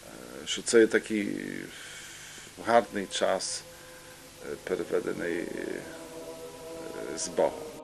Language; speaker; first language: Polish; non-native, local second language; Rusyn